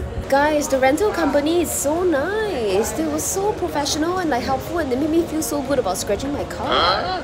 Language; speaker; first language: English; non-native, local second language; Chinese